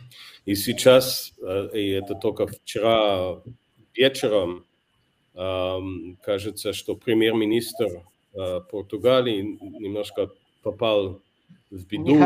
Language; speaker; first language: Russian; non-native, fluent; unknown